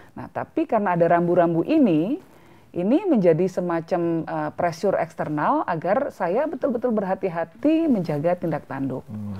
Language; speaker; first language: Indonesian; native; Indonesian